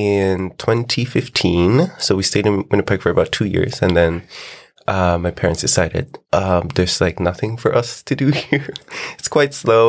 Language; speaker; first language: English; non-native, local second language; Filipino